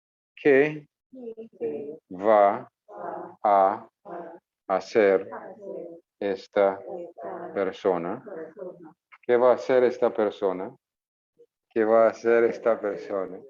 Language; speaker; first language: Spanish; non-native, fluent; English